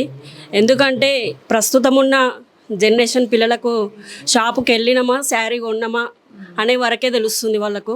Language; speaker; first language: Telugu; native; Telugu